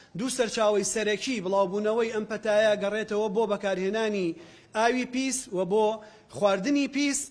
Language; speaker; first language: Central Kurdish; native; Central Kurdish